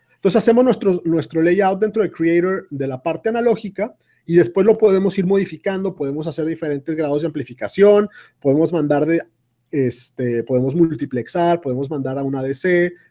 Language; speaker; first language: Spanish; native; Spanish